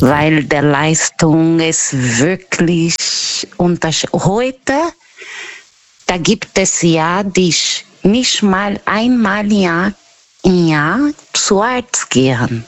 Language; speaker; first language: German; non-native, learner; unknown